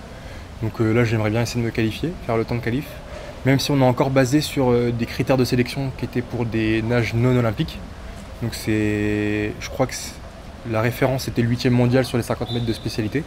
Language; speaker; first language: French; native; French